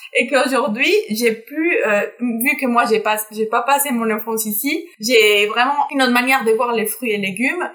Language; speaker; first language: French; non-native, fluent; Spanish